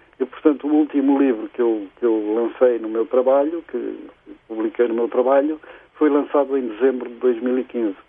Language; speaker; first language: Portuguese; native; Portuguese